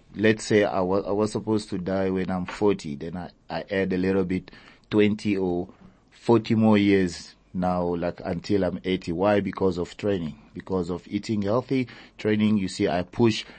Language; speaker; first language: English; early bilingual, other home language; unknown